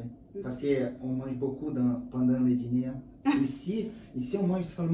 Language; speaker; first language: French; non-native, learner; Portuguese